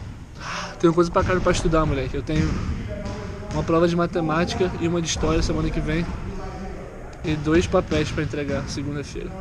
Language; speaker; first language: Portuguese; native; Portuguese